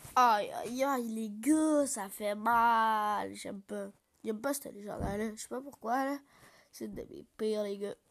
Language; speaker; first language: French; native; French